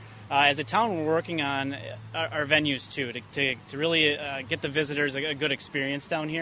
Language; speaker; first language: English; native; English